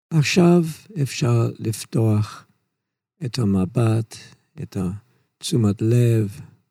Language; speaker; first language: Hebrew; non-native, fluent; English